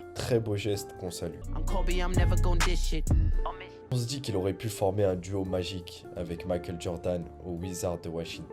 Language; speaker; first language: French; native; French